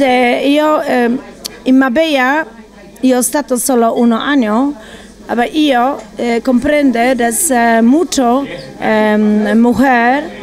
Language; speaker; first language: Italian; non-native, learner; Polish